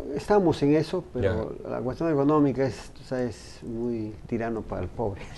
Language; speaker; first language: Spanish; native; Spanish